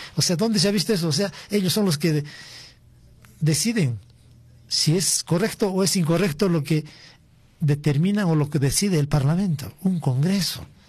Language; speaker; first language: Spanish; native; Spanish